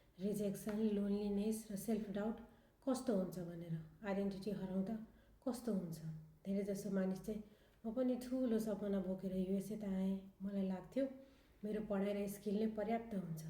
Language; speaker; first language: Nepali; non-native, local second language; Maithili